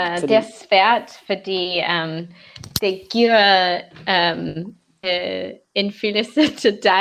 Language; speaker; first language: Danish; non-native, learner; English